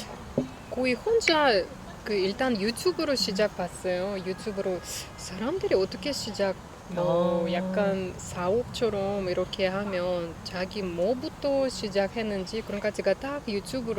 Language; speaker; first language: Korean; non-native, learner; Russian